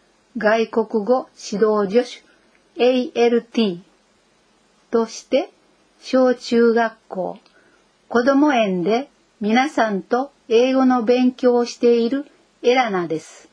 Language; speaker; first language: Japanese; non-native, fluent; English